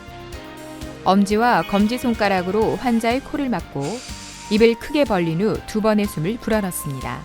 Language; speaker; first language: Korean; non-native, fluent; Vietnamese